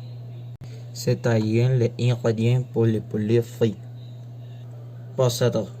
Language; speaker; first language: French; non-native, learner; Spanish